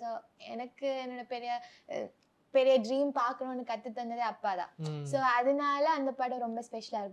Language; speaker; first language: Tamil; non-native, local second language; Malayalam